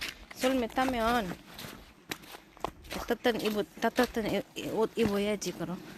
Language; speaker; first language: Korean; non-native, fluent; Filipino